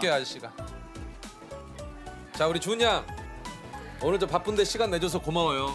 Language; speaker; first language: Korean; native; Korean